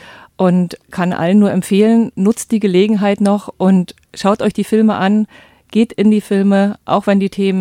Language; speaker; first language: German; native; German